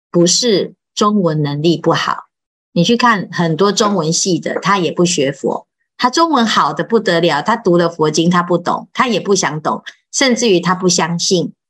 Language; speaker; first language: Chinese; native; Chinese